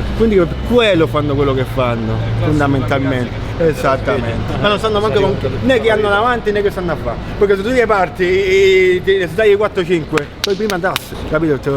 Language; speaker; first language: Italian; native; Italian